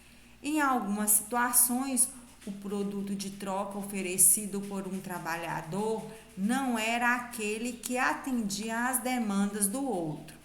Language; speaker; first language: Portuguese; native; Portuguese